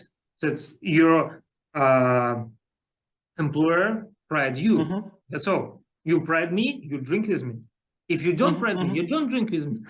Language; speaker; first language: English; non-native, learner; Russian